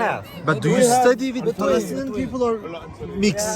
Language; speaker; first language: English; non-native, learner; Turkish